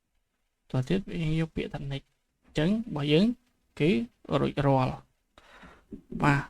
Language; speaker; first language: Khmer; native; Khmer